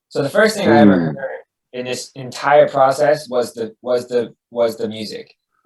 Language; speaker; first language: English; native; English